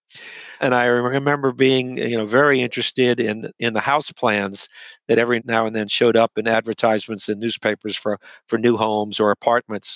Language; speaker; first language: English; native; English